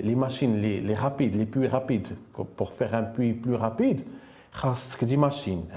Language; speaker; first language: French; non-native, local second language; Arabic